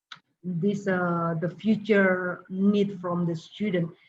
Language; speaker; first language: English; non-native, learner; Indonesian